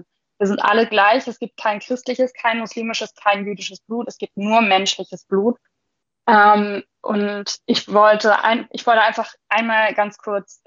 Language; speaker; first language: German; native; German